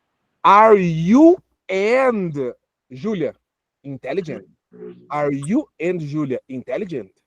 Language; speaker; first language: English; non-native, fluent; Portuguese